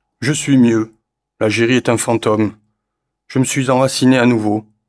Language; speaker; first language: French; native; French